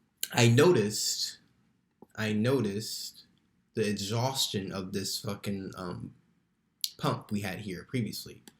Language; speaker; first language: English; native; English